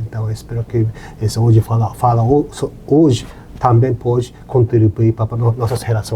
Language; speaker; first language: Portuguese; non-native, learner; Japanese